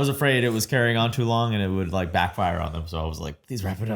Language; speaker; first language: English; native; English